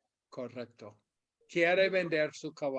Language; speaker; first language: Spanish; non-native, fluent; English